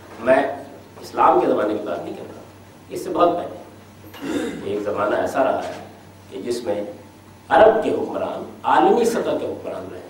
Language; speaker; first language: Urdu; non-native, local second language; Punjabi